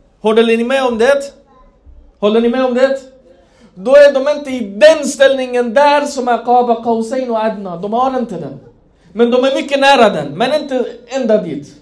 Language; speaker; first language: Swedish; non-native, fluent; Persian